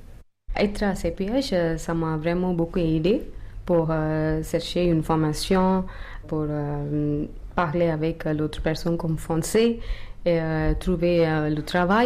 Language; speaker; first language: French; non-native, learner; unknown